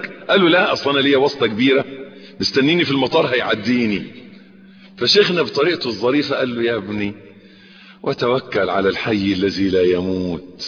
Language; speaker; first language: Arabic; native; Arabic